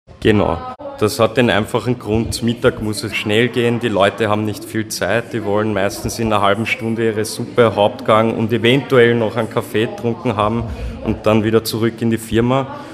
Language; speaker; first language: German; native; German